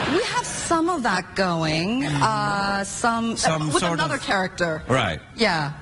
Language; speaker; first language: English; early bilingual, other home language; Korean